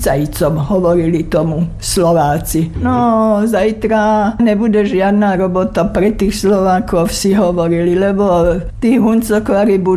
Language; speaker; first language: Slovak; non-native, local second language; German